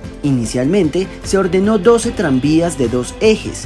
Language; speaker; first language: Spanish; native; Spanish